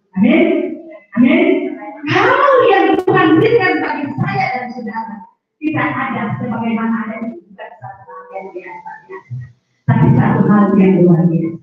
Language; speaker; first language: Indonesian; native; Indonesian